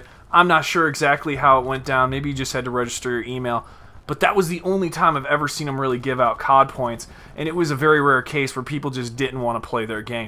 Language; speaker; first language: English; native; English